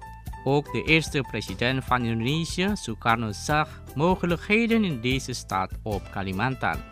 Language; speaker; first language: Dutch; non-native, fluent; Indonesian